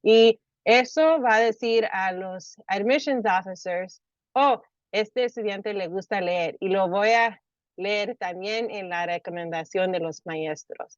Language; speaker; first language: Spanish; early bilingual, heritage; Spanish